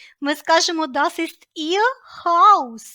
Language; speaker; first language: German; non-native, fluent; Ukrainian